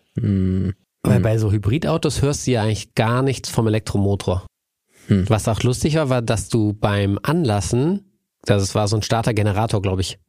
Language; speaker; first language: German; native; German